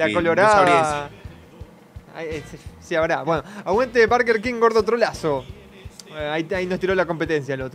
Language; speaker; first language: Spanish; native; Spanish